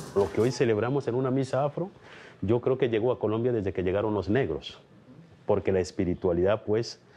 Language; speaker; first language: Spanish; non-native, fluent; Kikuyu